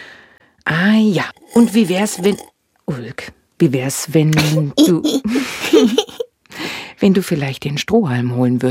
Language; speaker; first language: German; native; German